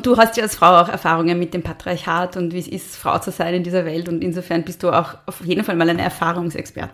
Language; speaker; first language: German; native; German